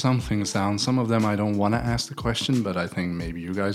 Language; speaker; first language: English; non-native, fluent; Dutch